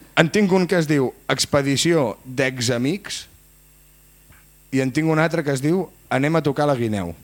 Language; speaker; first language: Catalan; non-native, local second language; Spanish